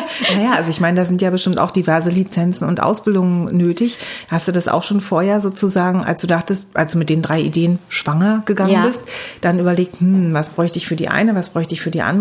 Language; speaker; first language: German; native; German